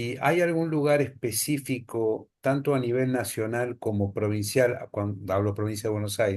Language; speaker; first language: Spanish; native; Spanish